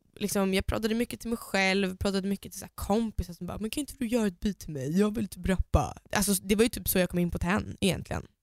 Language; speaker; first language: Swedish; native; Swedish